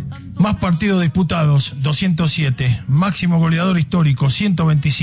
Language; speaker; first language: Spanish; native; Spanish